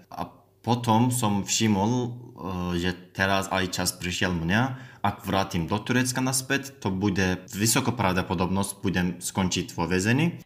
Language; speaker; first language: Slovak; non-native, learner; Turkish